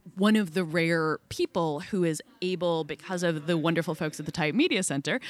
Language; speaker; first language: English; native; English